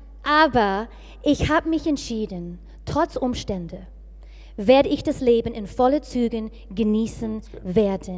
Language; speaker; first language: German; non-native, fluent; English